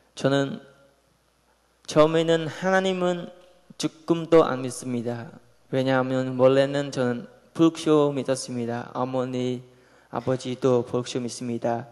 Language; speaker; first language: Korean; non-native, learner; Khmer